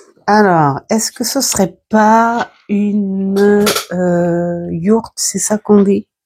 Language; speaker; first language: French; native; French